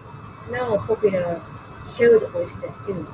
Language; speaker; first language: English; non-native, learner; Japanese